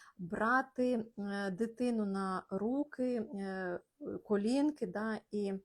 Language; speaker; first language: Ukrainian; non-native, local second language; Russian